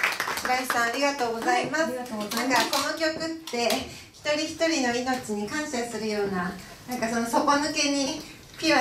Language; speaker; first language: Japanese; native; Japanese